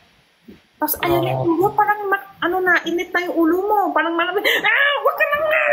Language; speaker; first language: Filipino; non-native, learner; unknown